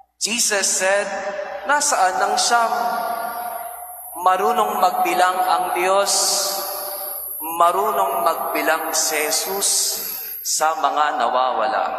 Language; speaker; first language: Filipino; non-native, local second language; Pangasinan